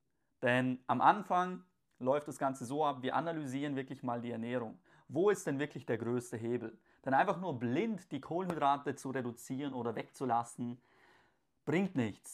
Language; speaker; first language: German; native; German